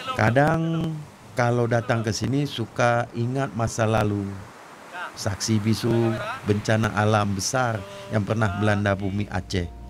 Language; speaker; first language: Indonesian; native; Indonesian